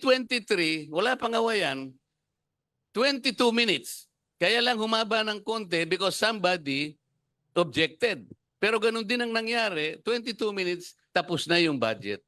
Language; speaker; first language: Filipino; native; Filipino